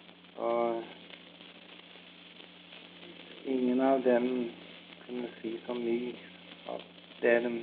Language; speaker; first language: Norwegian; early bilingual, heritage; Norwegian